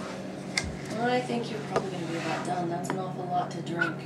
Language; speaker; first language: English; native; English